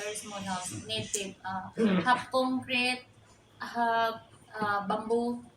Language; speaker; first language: English; non-native, local second language; Cebuano